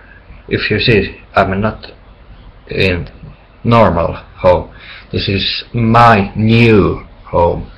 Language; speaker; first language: English; non-native, learner; Finnish